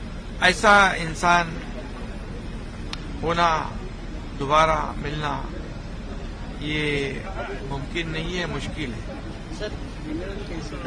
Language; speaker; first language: Hindi; non-native, local second language; Marathi